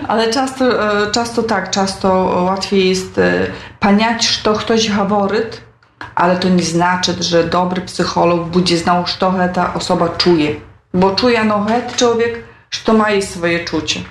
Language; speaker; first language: Polish; non-native, local second language; Belarusian